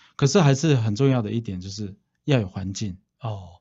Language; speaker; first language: Chinese; native; Chinese